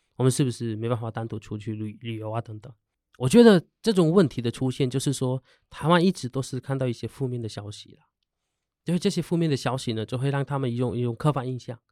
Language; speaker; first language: Chinese; non-native, fluent; Hindi